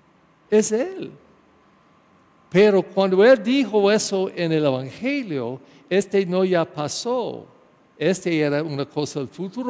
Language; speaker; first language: Spanish; non-native, learner; English